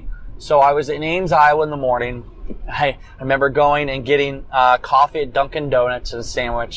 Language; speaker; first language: English; native; English